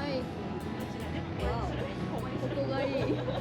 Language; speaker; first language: Japanese; native; Japanese